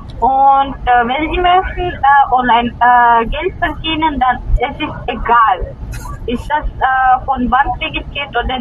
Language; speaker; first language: German; non-native, learner; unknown